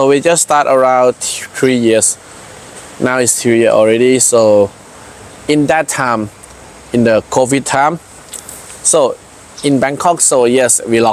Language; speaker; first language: English; non-native, learner; Thai